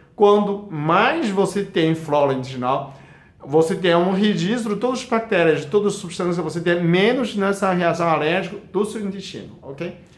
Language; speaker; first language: Portuguese; non-native, fluent; Chinese